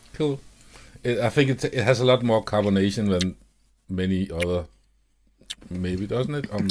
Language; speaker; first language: English; non-native, fluent; Danish